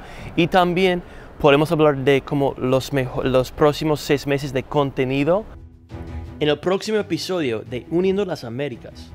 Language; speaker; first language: Spanish; non-native, fluent; English